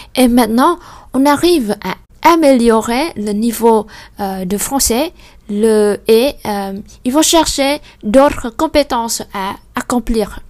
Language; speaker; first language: French; non-native, fluent; Vietnamese